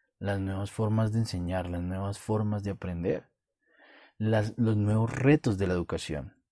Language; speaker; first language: Spanish; native; Spanish